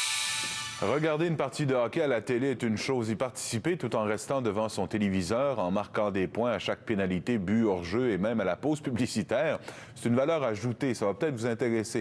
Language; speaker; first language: French; native; French